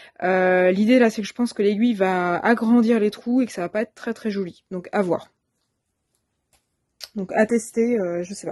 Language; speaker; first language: French; native; French